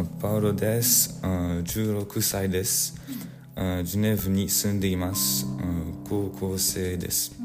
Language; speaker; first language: Japanese; non-native, learner; French